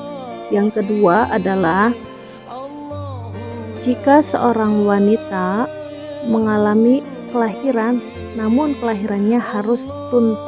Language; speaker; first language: Indonesian; native; Indonesian